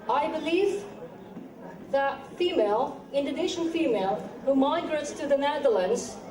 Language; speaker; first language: English; non-native, fluent; Indonesian